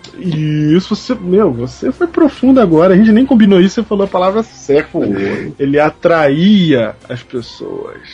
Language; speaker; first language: Portuguese; native; Portuguese